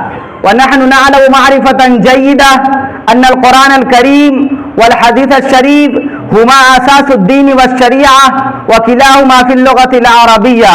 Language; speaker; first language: Arabic; non-native, fluent; Urdu